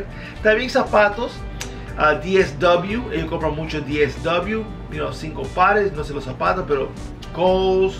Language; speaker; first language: Spanish; early bilingual, heritage; Spanish